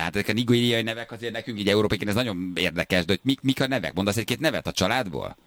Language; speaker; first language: Hungarian; native; Hungarian